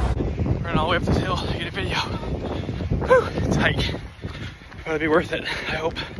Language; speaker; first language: English; native; English